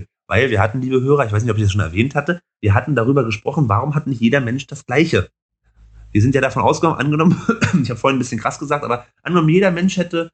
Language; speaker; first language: German; native; German